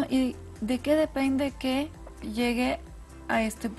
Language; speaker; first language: Spanish; native; Spanish